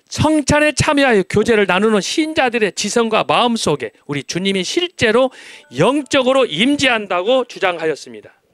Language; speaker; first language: Korean; native; Korean